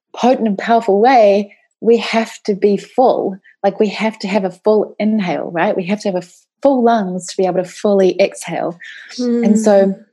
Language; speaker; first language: English; native; English